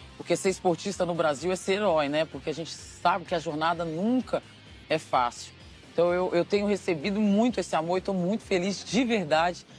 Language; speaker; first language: Portuguese; native; Portuguese